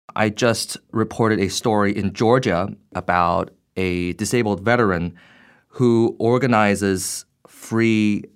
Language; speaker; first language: English; non-native, fluent; Chinese